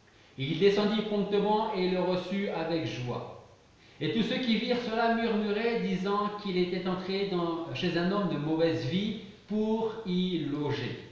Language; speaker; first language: French; native; French